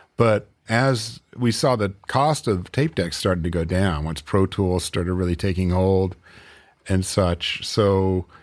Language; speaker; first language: English; native; English